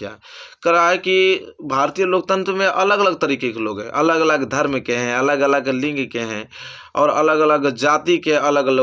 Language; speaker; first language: Hindi; native; Hindi